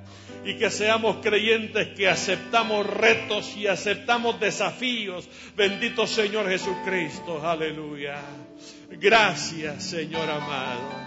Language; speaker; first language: Spanish; native; Spanish